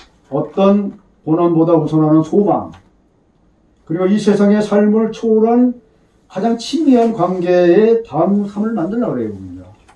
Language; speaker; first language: Korean; native; Korean